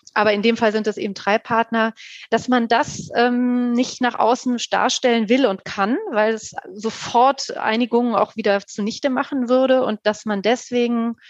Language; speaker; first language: German; native; German